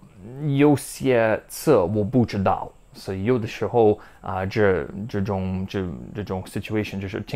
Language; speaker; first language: Chinese; non-native, learner; English